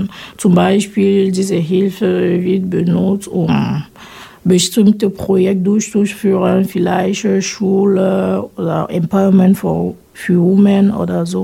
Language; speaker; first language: German; non-native, fluent; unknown